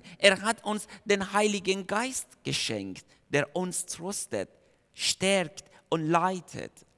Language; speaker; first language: German; non-native, fluent; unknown